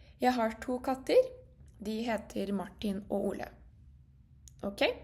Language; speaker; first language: Norwegian; non-native, fluent; Portuguese